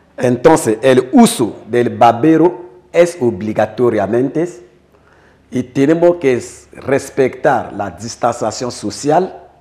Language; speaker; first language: Spanish; non-native, fluent; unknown